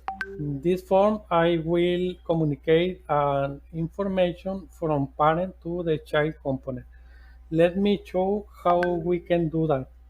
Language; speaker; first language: English; non-native, learner; Spanish